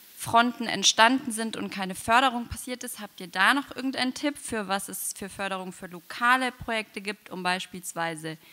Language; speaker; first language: German; native; German